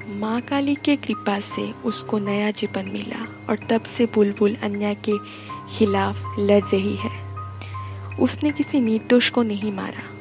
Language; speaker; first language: Hindi; non-native, local second language; Bangla